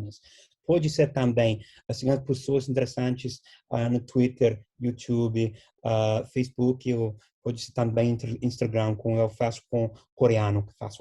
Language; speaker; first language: Portuguese; non-native, fluent; English